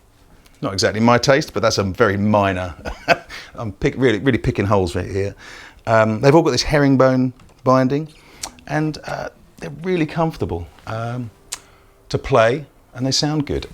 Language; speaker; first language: English; native; English